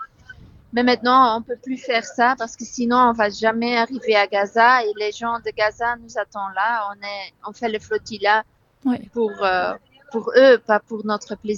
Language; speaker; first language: French; non-native, fluent; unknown